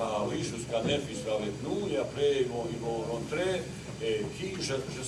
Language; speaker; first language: French; non-native, learner; Bosnian